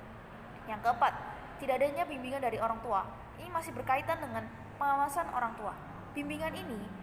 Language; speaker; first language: Indonesian; native; Indonesian